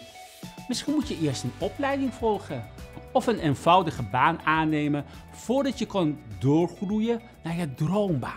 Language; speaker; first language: Dutch; non-native, fluent; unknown